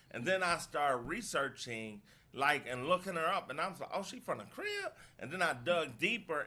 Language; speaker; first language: English; native; English